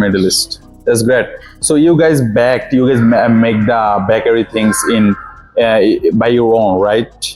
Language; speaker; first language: English; non-native, local second language; Bangla